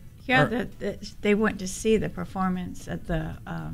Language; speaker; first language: English; native; English